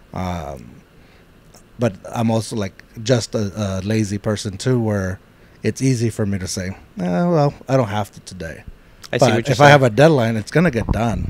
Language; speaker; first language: English; native; English